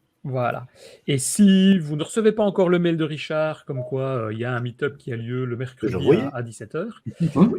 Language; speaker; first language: French; native; French